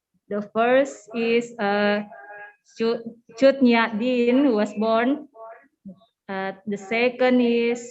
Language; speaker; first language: English; non-native, learner; Indonesian